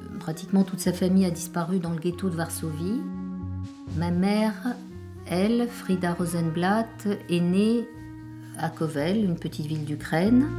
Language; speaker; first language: French; native; French